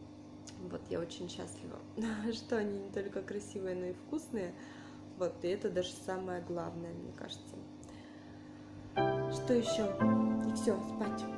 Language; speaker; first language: Russian; native; Russian